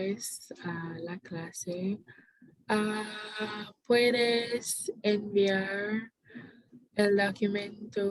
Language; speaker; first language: Spanish; non-native, learner; English